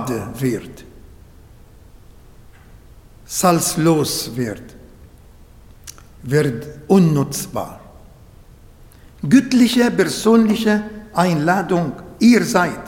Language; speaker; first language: German; non-native, fluent; Arabic